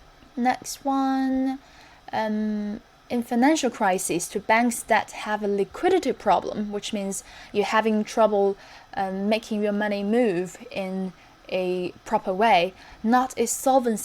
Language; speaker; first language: English; non-native, fluent; Chinese